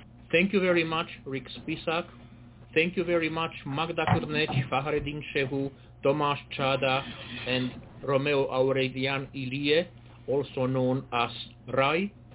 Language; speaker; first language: English; non-native, fluent; Romanian